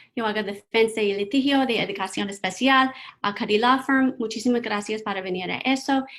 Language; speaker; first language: Spanish; non-native, learner; English